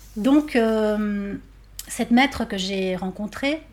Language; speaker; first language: French; non-native, fluent; Spanish